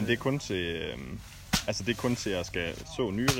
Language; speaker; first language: Danish; native; Danish